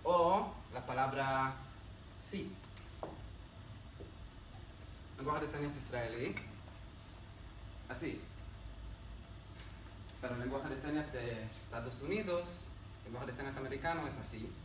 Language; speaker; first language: Spanish; non-native, learner; Hebrew